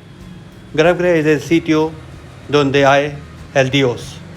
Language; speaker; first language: Spanish; non-native, learner; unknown